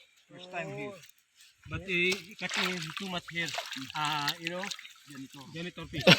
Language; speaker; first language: English; non-native, learner; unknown